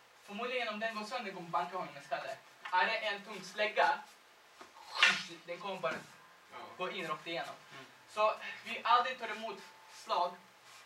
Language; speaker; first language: Swedish; non-native, fluent; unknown